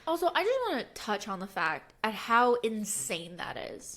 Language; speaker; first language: English; native; English